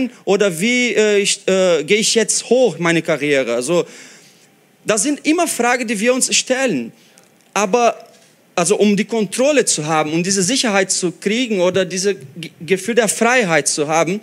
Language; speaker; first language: German; non-native, fluent; Portuguese